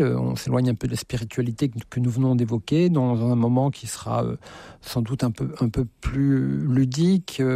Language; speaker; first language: French; native; French